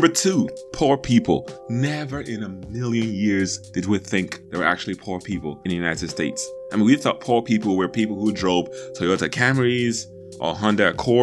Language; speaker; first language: English; non-native, local second language; Igbo